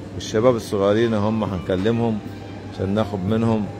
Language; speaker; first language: Arabic; native; Arabic